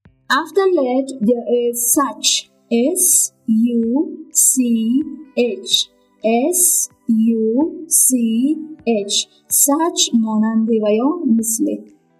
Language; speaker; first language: English; non-native, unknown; Persian